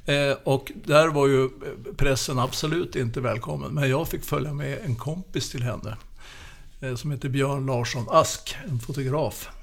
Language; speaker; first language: Swedish; native; Swedish